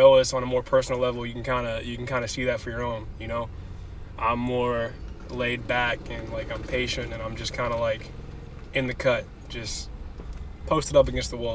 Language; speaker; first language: English; native; English